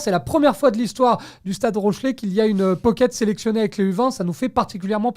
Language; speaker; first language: French; native; French